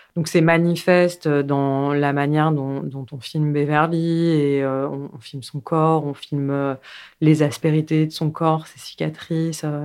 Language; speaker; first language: French; native; French